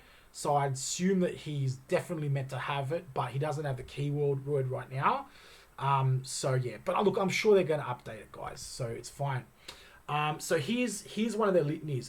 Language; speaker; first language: English; native; English